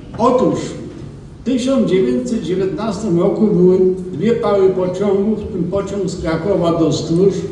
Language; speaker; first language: Polish; native; Polish